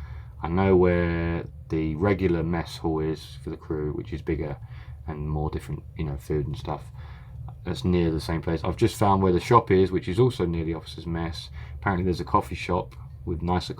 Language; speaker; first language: English; native; English